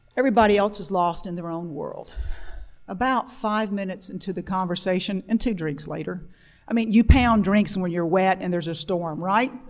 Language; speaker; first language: English; native; English